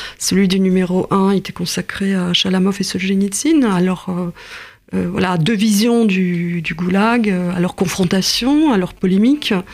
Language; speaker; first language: French; non-native, fluent; Russian